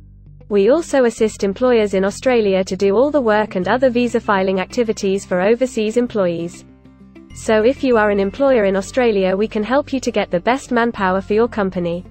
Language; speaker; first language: English; non-native, local second language; Hindi